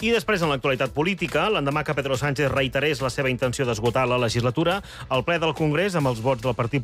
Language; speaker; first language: Catalan; native; Catalan